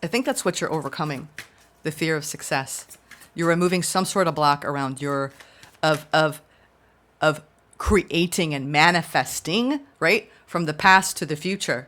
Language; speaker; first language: English; native; English